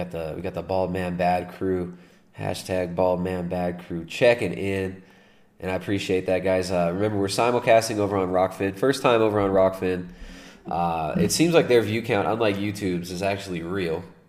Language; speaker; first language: English; native; English